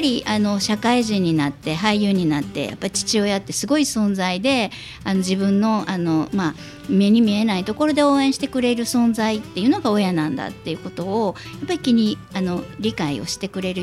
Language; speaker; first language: Japanese; native; Japanese